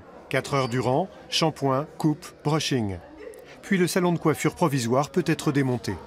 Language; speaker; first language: French; native; French